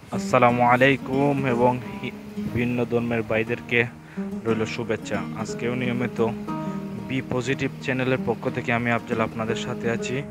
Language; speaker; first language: Bangla; native; Bangla